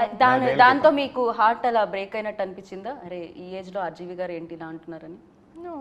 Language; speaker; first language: Telugu; native; Telugu